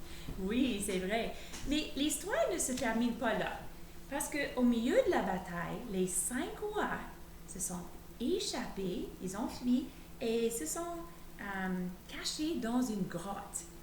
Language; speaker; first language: French; native; French